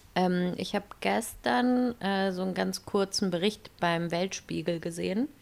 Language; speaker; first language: German; native; German